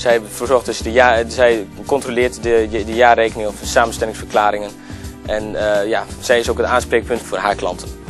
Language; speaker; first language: Dutch; native; Dutch